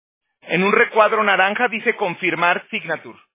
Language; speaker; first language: Spanish; native; Spanish